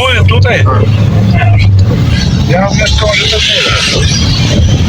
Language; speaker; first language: Polish; non-native, learner; Ukrainian